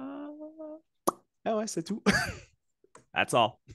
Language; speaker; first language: French; non-native, local second language; English